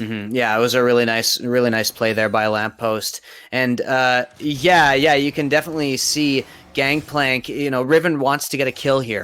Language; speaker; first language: English; native; English